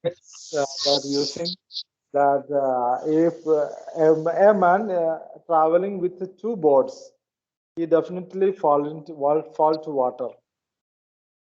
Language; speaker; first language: English; non-native, learner; Malayalam